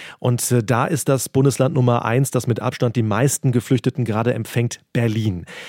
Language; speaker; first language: German; native; German